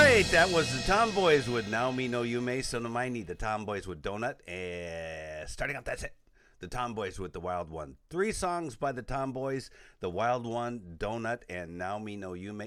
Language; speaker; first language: English; native; English